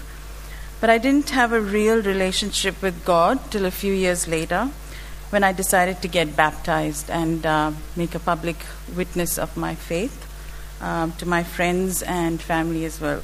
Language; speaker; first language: English; non-native, local second language; Malayalam